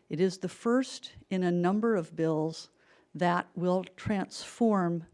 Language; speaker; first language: English; native; English